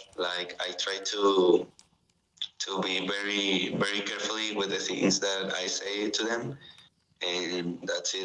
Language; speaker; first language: English; non-native, learner; Spanish